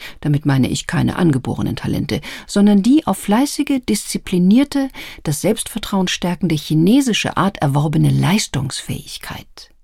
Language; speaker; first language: German; native; German